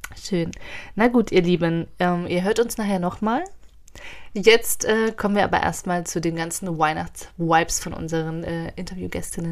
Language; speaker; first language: German; native; German